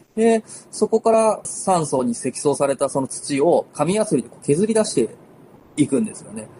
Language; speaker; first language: Japanese; native; Japanese